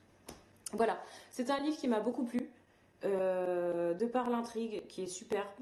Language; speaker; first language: French; native; French